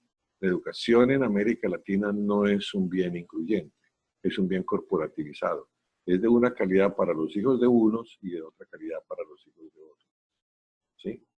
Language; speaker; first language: Spanish; native; Spanish